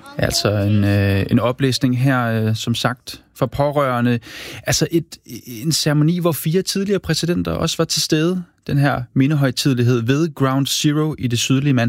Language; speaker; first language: Danish; native; Danish